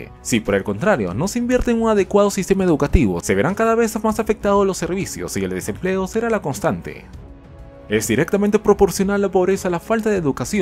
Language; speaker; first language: Spanish; native; Spanish